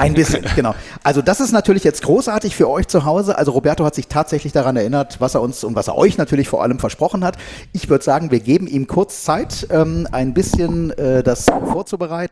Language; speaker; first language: German; native; German